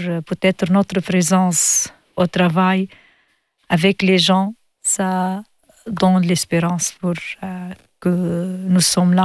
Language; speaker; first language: French; non-native, learner; Arabic